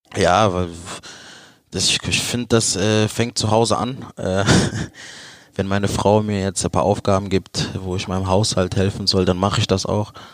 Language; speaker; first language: German; early bilingual, other home language; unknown